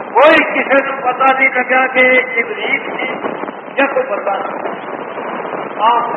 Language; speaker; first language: Urdu; non-native, local second language; Punjabi